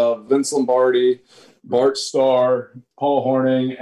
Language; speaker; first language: English; native; English